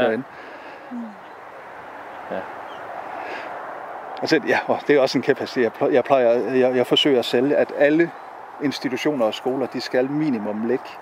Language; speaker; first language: Danish; native; Danish